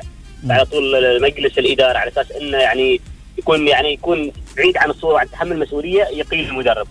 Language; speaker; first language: Arabic; native; Arabic